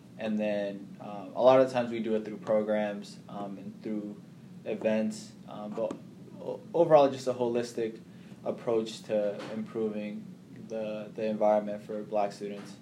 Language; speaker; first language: English; early bilingual, other home language; Somali